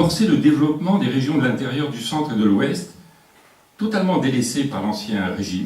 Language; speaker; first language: French; native; French